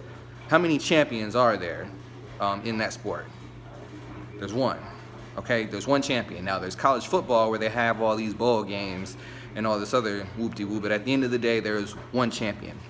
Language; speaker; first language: English; native; English